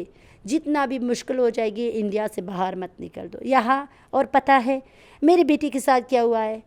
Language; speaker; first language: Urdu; non-native, learner; Persian